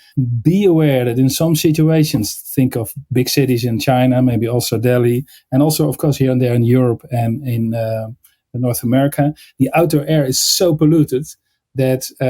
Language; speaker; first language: English; non-native, fluent; Dutch